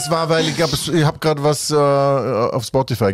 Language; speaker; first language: German; native; German